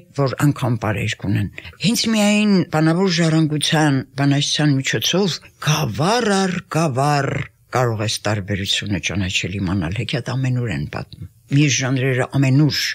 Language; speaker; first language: Armenian; native; Armenian